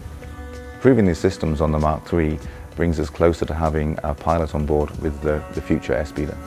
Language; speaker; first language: English; native; English